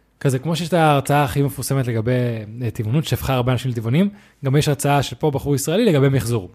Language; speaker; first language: Hebrew; native; Hebrew